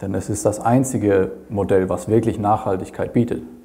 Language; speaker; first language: German; native; German